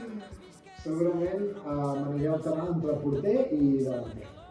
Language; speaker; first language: Catalan; native; Catalan